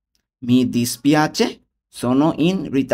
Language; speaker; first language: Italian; non-native, learner; Bangla